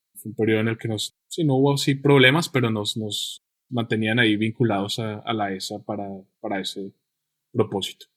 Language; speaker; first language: Spanish; native; Spanish